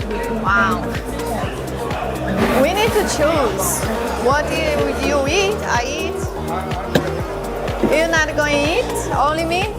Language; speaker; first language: English; non-native, learner; Portuguese